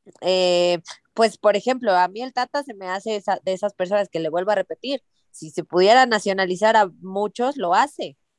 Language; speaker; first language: Spanish; native; Spanish